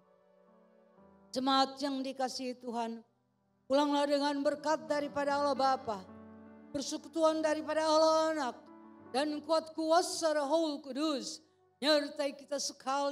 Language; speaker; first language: Indonesian; native; Indonesian